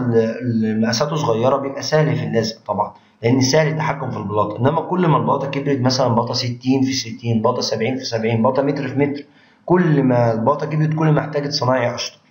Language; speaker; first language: Arabic; native; Arabic